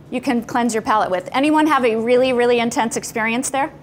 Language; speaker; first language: English; native; English